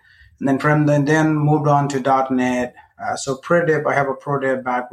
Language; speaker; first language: English; non-native, local second language; Nepali